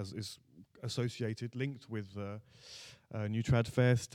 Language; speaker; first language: English; native; English